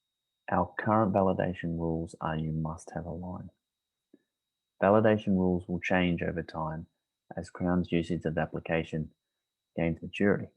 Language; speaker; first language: English; native; English